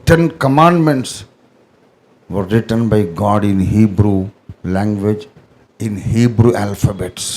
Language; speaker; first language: English; non-native, local second language; Telugu